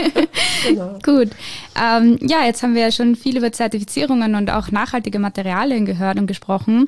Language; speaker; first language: German; native; German